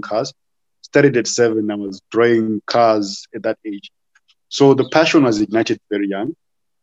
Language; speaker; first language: English; non-native, local second language; Shona